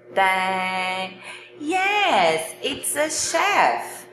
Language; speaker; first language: English; non-native, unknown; Portuguese